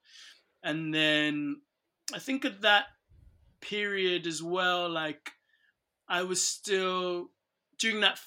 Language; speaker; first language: English; non-native, local second language; Yoruba